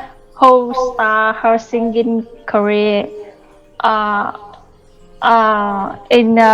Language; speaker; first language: English; non-native, learner; Vietnamese